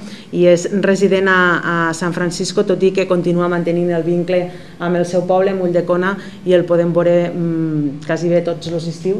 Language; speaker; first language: Catalan; native; Catalan